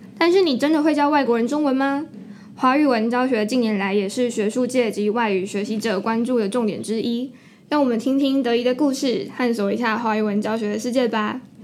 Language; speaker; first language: Chinese; native; Chinese